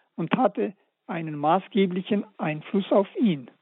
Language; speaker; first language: German; early bilingual, other home language; Russian